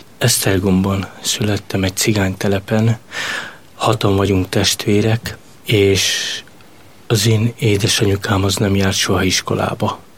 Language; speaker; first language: Hungarian; non-native, local second language; Romany